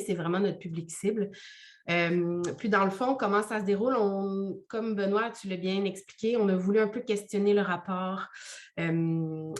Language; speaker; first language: French; native; French